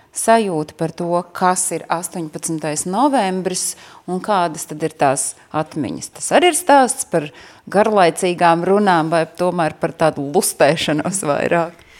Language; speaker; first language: Latvian; native; Latvian